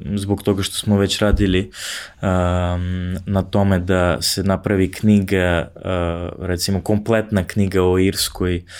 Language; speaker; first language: Serbian; non-native, fluent; English